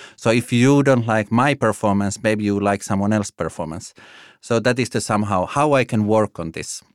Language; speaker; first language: English; non-native, fluent; Finnish